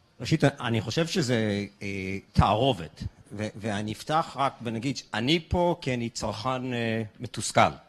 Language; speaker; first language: Hebrew; non-native, fluent; English